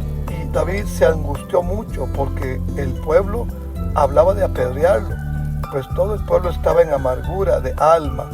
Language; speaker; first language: Spanish; native; Spanish